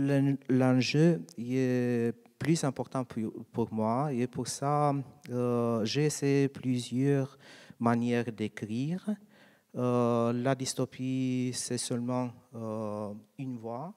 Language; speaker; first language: French; non-native, learner; Romanian